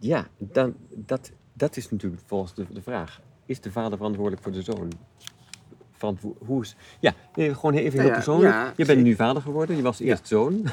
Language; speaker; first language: Dutch; native; Dutch